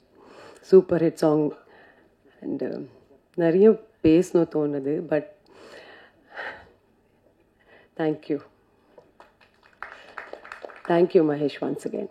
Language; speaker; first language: Tamil; non-native, fluent; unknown